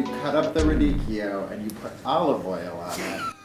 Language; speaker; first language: English; native; English